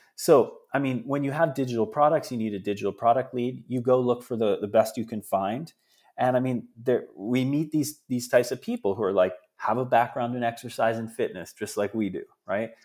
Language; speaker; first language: English; early bilingual, other home language; Italian